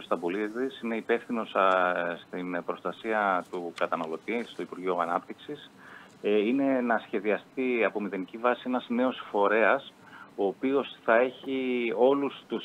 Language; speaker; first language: Greek; native; Greek